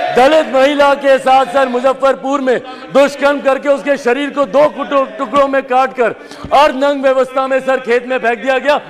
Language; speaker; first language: Hindi; native; Hindi